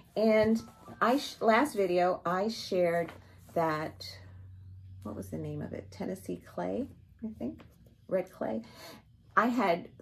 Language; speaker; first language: English; native; English